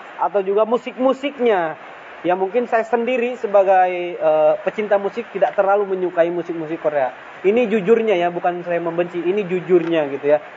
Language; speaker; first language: Indonesian; non-native, local second language; Sundanese